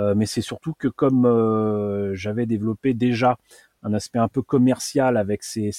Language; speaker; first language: French; native; French